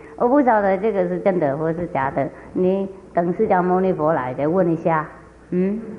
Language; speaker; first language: Chinese; non-native, fluent; Vietnamese